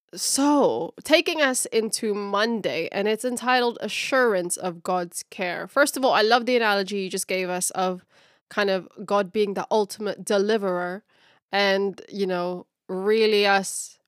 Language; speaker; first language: English; early bilingual, other home language; Filipino